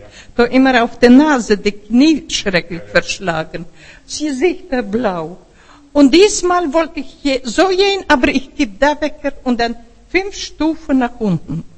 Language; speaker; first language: German; non-native, fluent; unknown